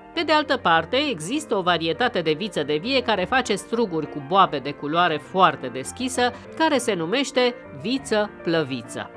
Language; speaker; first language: Romanian; native; Romanian